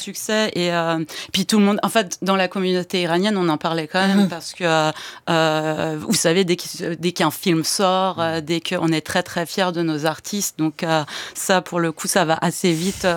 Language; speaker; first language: French; early bilingual, other home language; Persian